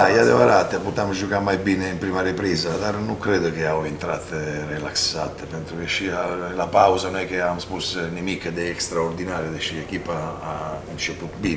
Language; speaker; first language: Romanian; non-native, fluent; Italian